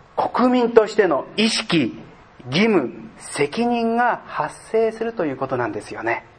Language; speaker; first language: Japanese; native; Japanese